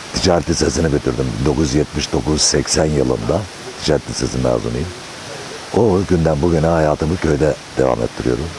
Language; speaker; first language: Turkish; native; Turkish